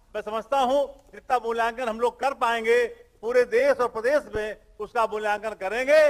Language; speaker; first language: Hindi; native; Hindi